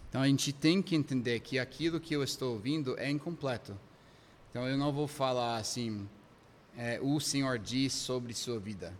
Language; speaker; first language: Portuguese; non-native, fluent; English